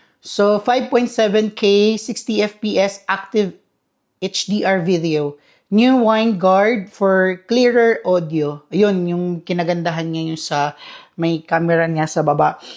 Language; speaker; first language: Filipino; non-native, local second language; Cebuano